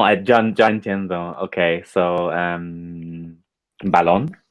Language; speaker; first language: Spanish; non-native, learner; English